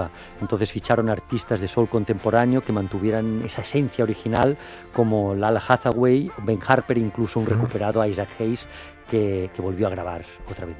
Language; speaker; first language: Spanish; native; Spanish